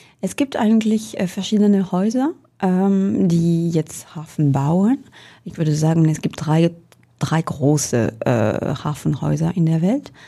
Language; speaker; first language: German; non-native, fluent; French